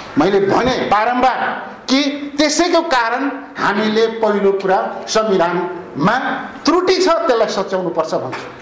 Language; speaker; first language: Nepali; non-native, local second language; Rana Tharu